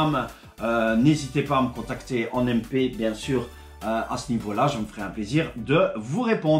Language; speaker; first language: French; native; French